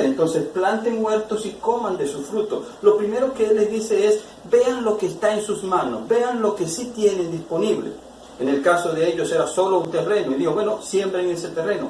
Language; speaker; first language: Spanish; native; Spanish